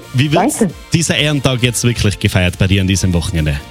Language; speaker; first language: German; native; German